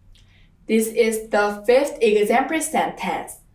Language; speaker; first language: English; non-native, fluent; Korean